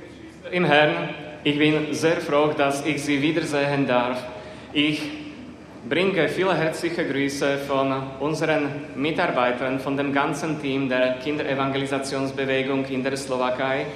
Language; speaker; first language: German; non-native, fluent; Slovak